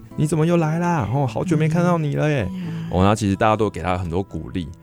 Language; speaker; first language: Chinese; native; Chinese